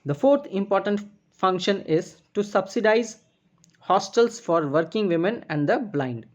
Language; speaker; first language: English; non-native, local second language; Tamil